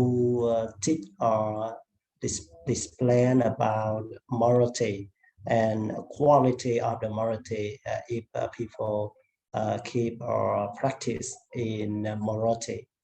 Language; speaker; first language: English; non-native, learner; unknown